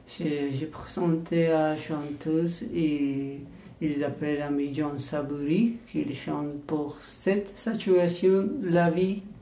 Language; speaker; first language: French; non-native, learner; Persian